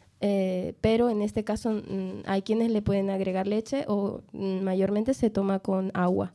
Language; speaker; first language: Spanish; native; Spanish